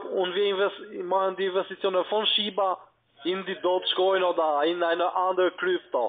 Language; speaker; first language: German; non-native, learner; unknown